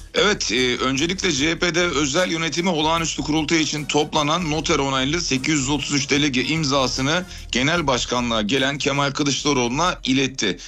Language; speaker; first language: Turkish; native; Turkish